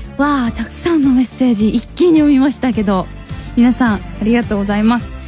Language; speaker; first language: Japanese; non-native, fluent; Korean